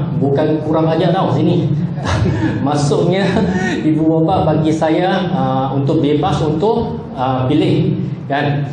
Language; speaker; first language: Malay; non-native, local second language; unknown